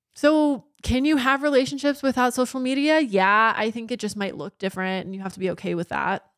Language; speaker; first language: English; native; English